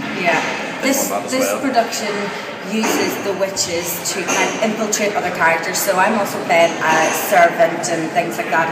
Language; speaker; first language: English; native; English